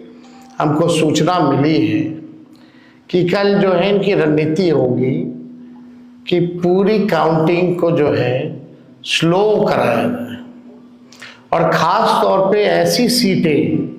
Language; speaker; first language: Hindi; native; Hindi